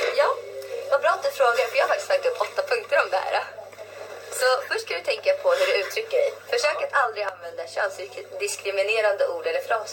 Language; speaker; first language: Swedish; native; Swedish